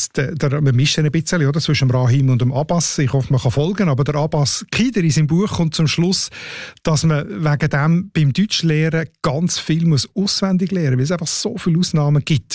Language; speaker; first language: German; native; German